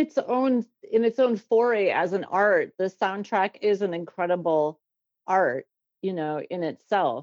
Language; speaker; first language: English; native; English